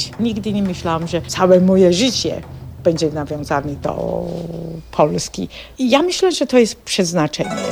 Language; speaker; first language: Polish; non-native, fluent; Chinese